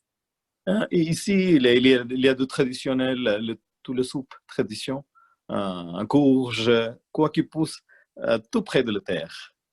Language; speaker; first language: French; non-native, learner; Malayalam